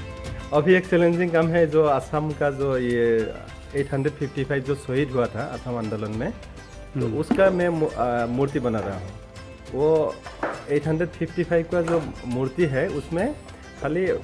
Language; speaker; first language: Hindi; non-native, local second language; Assamese